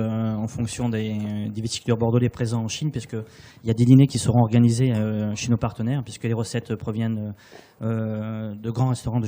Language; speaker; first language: French; native; French